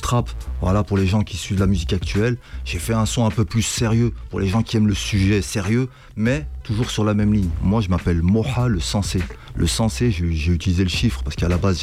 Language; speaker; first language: French; native; French